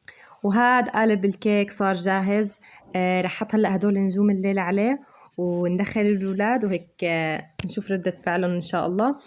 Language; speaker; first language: Arabic; native; Arabic